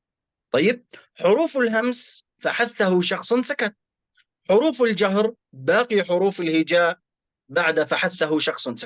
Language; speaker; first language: Arabic; native; Arabic